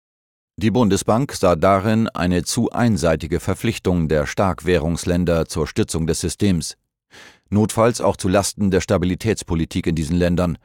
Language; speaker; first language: German; native; German